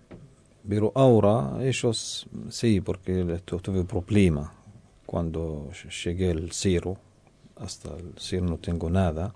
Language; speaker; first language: Spanish; non-native, learner; Arabic